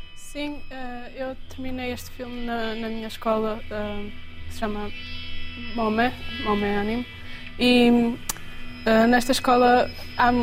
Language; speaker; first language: Portuguese; native; Portuguese